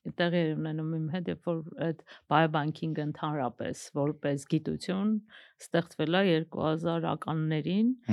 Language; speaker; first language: Armenian; native; Armenian